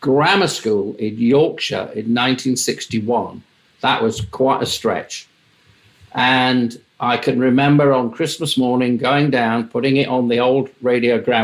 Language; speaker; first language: English; native; English